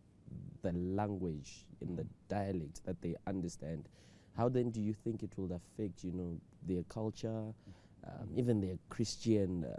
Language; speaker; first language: English; non-native, local second language; Shona